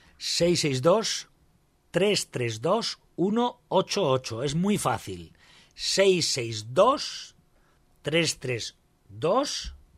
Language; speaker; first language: Spanish; native; Spanish